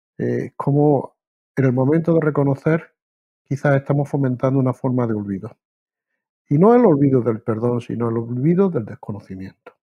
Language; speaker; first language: Spanish; native; Spanish